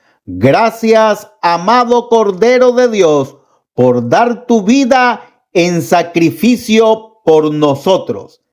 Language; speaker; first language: Spanish; native; Spanish